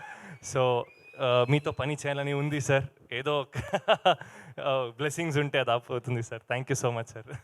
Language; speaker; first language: Telugu; non-native, learner; Kannada